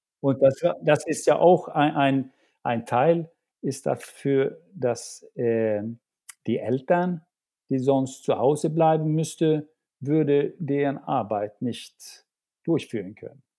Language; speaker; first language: German; non-native, fluent; Swedish